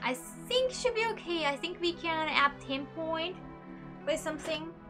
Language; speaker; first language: English; non-native, fluent; Japanese